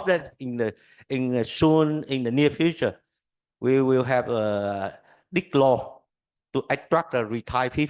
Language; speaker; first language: English; non-native, learner; Vietnamese